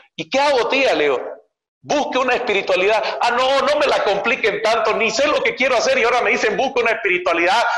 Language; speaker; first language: Spanish; native; Spanish